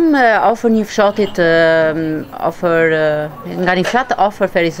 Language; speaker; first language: Albanian; early bilingual, heritage; Albanian